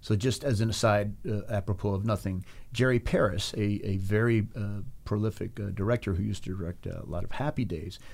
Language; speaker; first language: English; native; English